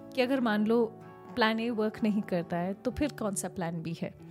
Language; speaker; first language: Hindi; native; Hindi